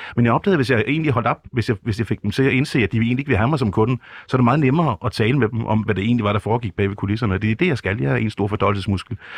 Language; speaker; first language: Danish; native; Danish